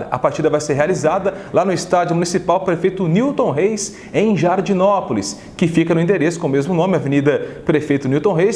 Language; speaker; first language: Portuguese; native; Portuguese